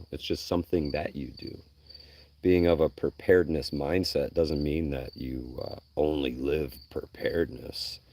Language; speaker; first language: English; native; English